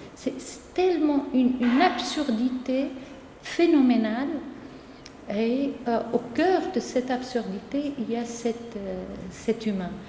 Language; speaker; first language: French; non-native, local second language; Arabic